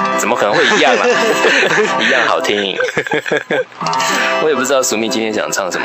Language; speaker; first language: Chinese; native; Chinese